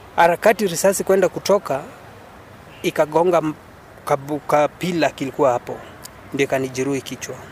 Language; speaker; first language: Swahili; non-native, local second language; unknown